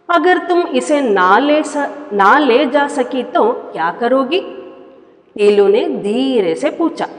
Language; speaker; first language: Hindi; non-native, local second language; Kannada